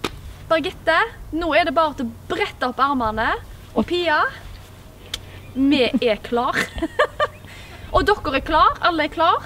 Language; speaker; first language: Norwegian; native; Norwegian